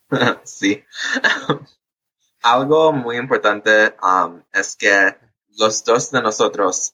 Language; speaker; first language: Spanish; early bilingual, heritage; English